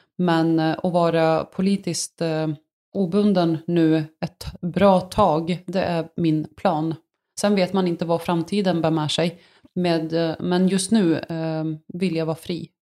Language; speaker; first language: Swedish; early bilingual, other home language; Arabic